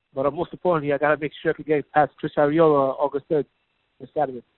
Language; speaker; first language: English; native; English